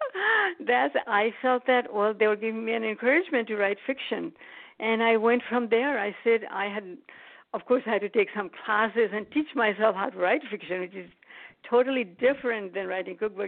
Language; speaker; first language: English; non-native, local second language; Bangla